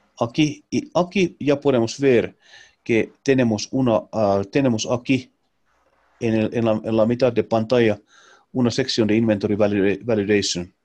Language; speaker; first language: Spanish; non-native, learner; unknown